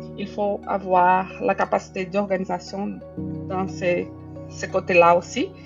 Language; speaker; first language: French; non-native, fluent; Portuguese